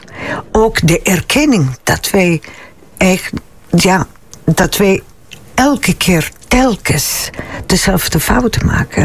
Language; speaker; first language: Dutch; non-native, fluent; Spanish